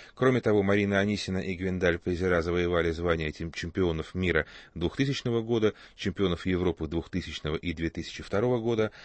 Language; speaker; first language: Russian; native; Russian